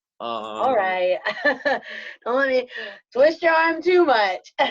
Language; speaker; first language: English; native; English